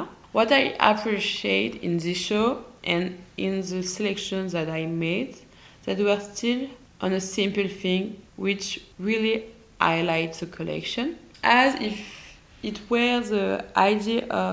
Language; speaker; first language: English; non-native, learner; French